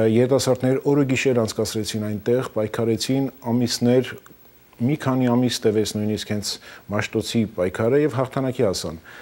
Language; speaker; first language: Armenian; early bilingual, heritage; Armenian